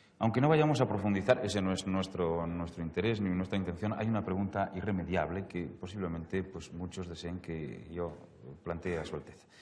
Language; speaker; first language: Spanish; native; Spanish